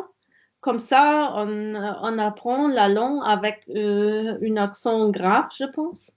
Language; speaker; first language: French; non-native, learner; German